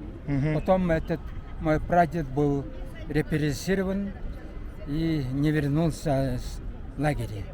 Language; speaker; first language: Russian; non-native, fluent; Mongolian